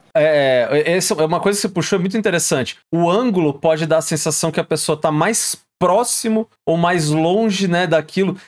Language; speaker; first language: Portuguese; native; Portuguese